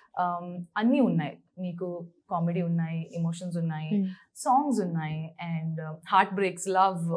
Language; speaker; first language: Telugu; non-native, learner; Kannada